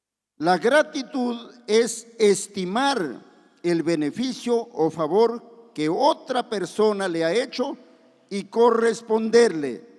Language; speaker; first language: Spanish; native; Spanish